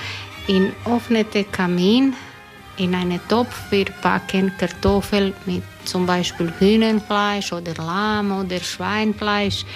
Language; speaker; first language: German; non-native, learner; Croatian